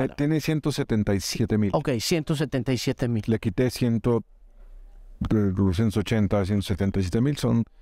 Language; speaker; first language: Spanish; native; Spanish